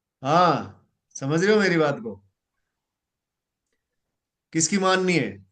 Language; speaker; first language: Hindi; native; Hindi